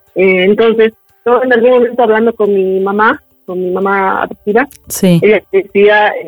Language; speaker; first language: Spanish; native; Spanish